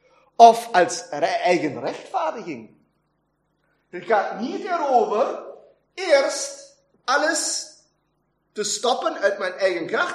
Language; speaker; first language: Dutch; non-native, fluent; German